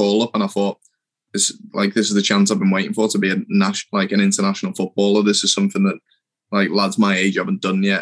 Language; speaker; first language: English; native; English